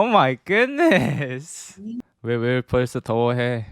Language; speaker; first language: Korean; native; Korean